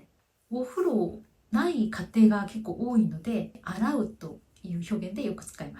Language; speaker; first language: Japanese; non-native, fluent; Korean